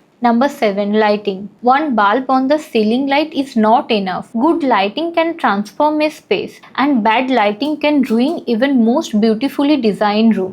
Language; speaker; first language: English; non-native, local second language; Hindi